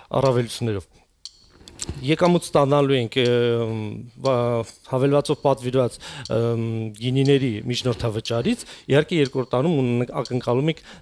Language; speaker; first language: Armenian; native; Armenian